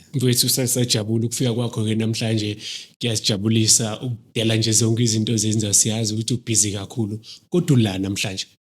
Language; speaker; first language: Zulu; native; Zulu